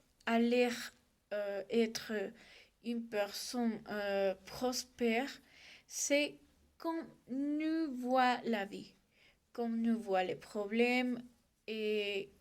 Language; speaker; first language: French; non-native, learner; Spanish